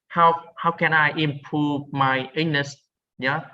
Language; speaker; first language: English; non-native, learner; Vietnamese